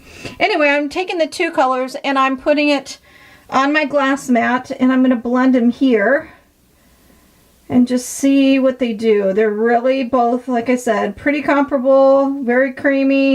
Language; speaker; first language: English; native; English